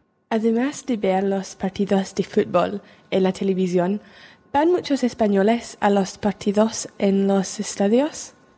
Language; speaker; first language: Spanish; non-native, learner; English